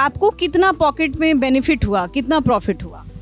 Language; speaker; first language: Hindi; native; Hindi